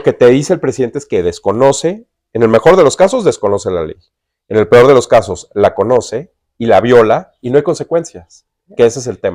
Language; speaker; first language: Spanish; native; Spanish